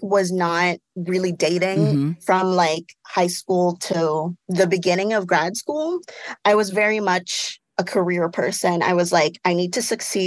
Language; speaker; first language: English; native; English